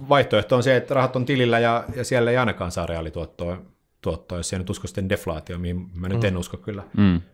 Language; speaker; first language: Finnish; native; Finnish